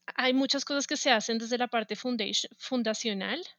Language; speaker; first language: Spanish; native; Spanish